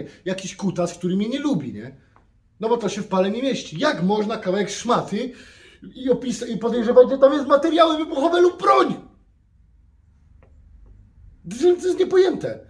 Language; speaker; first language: Polish; native; Polish